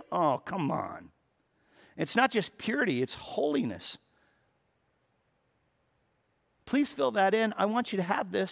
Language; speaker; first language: English; native; English